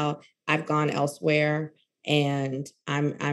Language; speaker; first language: English; native; English